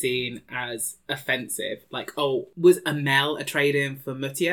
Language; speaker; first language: English; native; English